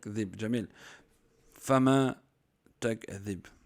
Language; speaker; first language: Arabic; non-native, fluent; French